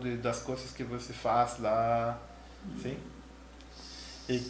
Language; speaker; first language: Portuguese; non-native, learner; Spanish